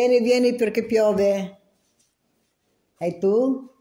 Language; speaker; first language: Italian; non-native, learner; Filipino